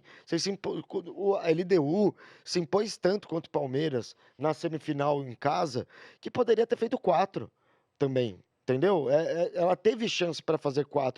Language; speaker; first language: Portuguese; native; Portuguese